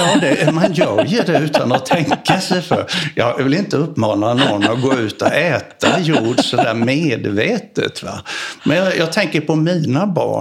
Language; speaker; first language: Swedish; native; Swedish